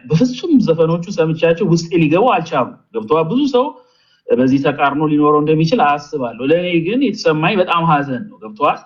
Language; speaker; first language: Amharic; native; Amharic